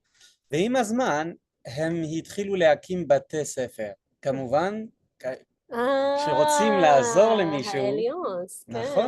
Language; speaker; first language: Hebrew; non-native, fluent; French